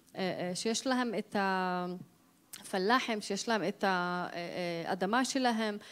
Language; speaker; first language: Hebrew; non-native, local second language; Arabic